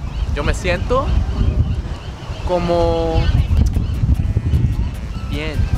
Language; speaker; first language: Spanish; early bilingual, heritage; English